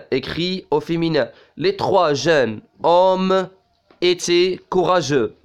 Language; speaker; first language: French; non-native, local second language; Arabic